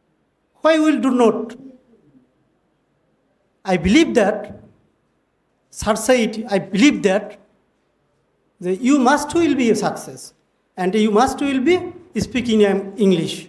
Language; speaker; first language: English; non-native, learner; Bangla